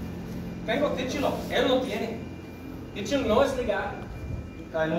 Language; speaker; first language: Spanish; non-native, learner; English